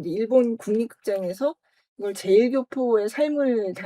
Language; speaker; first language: Korean; native; Korean